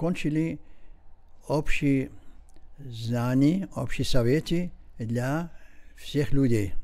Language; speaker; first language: Russian; non-native, learner; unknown